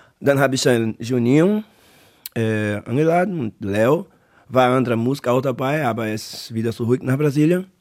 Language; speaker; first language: German; non-native, learner; Portuguese